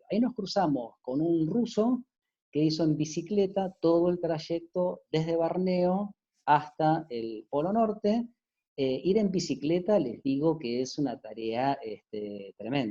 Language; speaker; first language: Spanish; native; Spanish